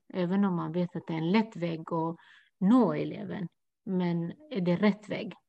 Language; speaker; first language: Swedish; non-native, fluent; Kurdish